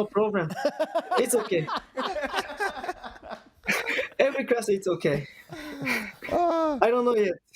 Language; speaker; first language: English; non-native, learner; Japanese